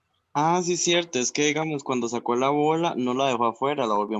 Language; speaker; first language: Spanish; native; Spanish